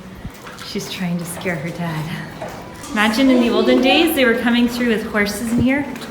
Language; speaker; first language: English; native; English